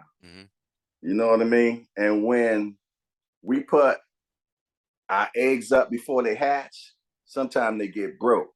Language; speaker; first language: English; native; English